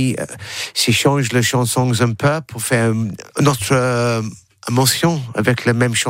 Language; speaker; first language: French; non-native, learner; English